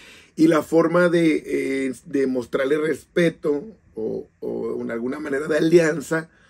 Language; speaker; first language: Spanish; native; Spanish